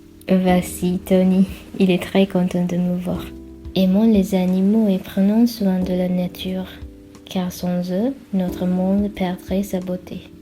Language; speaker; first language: French; non-native, fluent; Sinhala